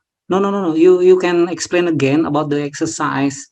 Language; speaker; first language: English; non-native, learner; Indonesian